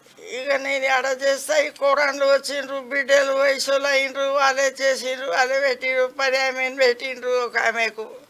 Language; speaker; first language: Telugu; non-native, local second language; Lambadi